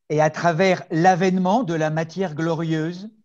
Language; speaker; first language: French; native; French